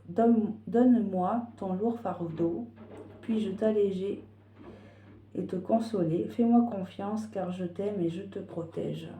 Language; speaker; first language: French; native; French